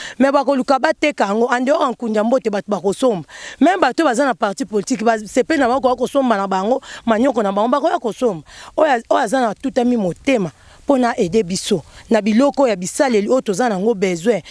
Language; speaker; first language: Lingala; non-native, local second language; Kongo